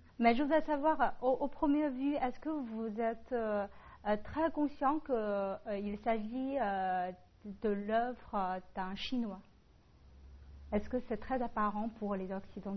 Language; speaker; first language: French; non-native, fluent; Chinese